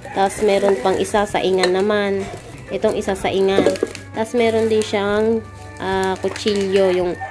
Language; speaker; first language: Filipino; non-native, local second language; Bikol